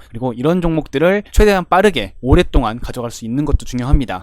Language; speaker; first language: Korean; native; Korean